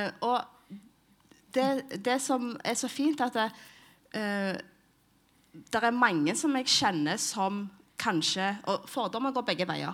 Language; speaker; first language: Norwegian; early bilingual, other home language; Somali